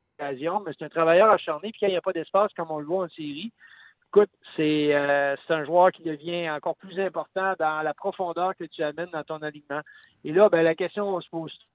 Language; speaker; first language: French; native; French